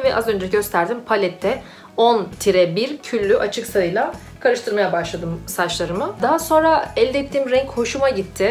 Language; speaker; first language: Turkish; native; Turkish